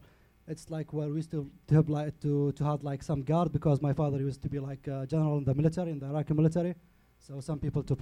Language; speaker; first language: English; non-native, learner; Arabic